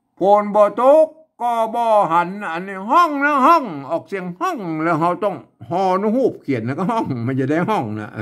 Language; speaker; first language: Thai; non-native, local second language; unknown